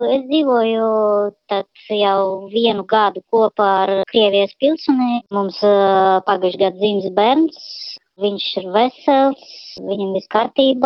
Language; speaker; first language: Latvian; non-native, local second language; Russian